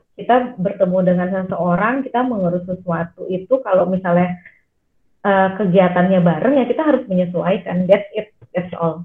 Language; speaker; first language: Indonesian; native; Indonesian